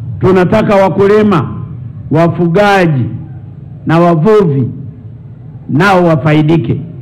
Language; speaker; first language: Swahili; non-native, local second language; Sukuma